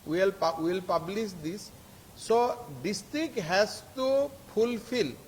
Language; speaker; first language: English; non-native, local second language; Assamese